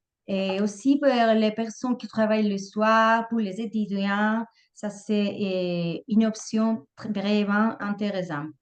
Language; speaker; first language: French; non-native, fluent; Spanish